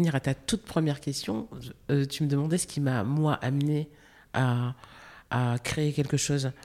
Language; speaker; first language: French; native; French